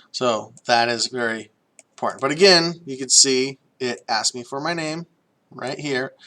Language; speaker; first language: English; native; English